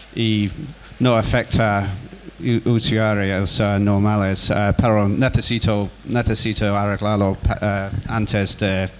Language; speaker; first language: Spanish; non-native, learner; English